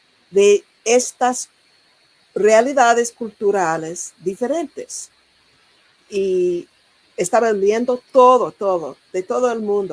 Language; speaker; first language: Spanish; non-native, learner; English